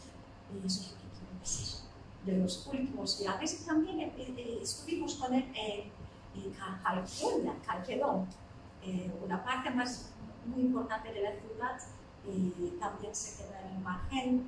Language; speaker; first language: Spanish; non-native, fluent; Turkish